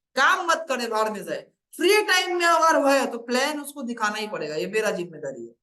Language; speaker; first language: Hindi; non-native, local second language; Bangla